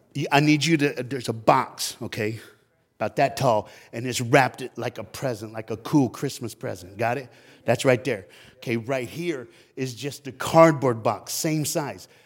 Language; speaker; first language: English; native; English